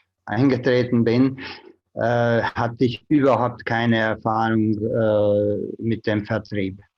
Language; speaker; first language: German; non-native, fluent; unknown